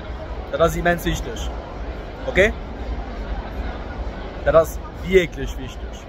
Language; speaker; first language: German; non-native, local second language; Luxembourgish